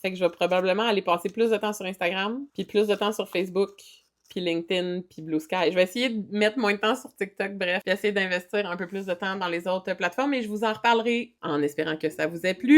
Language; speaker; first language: French; native; French